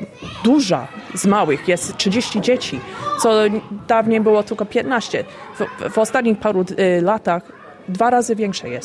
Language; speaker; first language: Polish; early bilingual, heritage; Polish